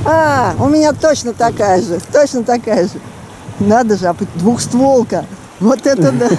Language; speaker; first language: Russian; native; Russian